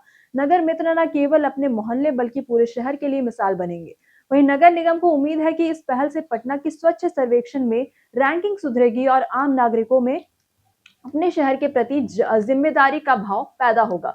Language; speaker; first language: Hindi; native; Hindi